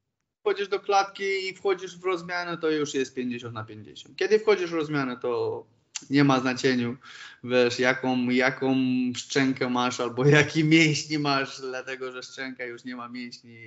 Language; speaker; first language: Polish; non-native, fluent; Romanian